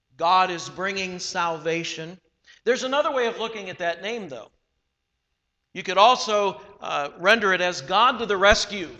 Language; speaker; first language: English; native; English